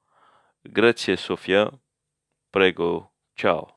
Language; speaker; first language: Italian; non-native, learner; English